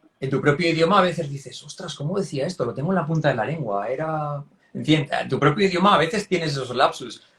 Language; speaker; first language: Spanish; native; Spanish